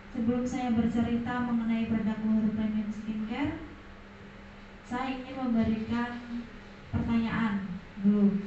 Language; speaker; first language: Indonesian; native; Indonesian